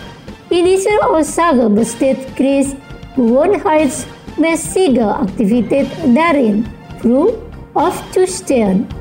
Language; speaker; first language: German; non-native, learner; Indonesian